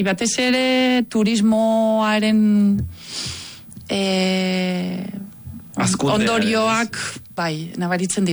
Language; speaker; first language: Basque; non-native, local second language; Catalan